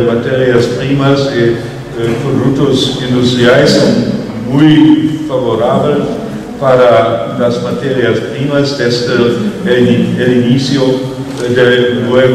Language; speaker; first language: Portuguese; non-native, fluent; German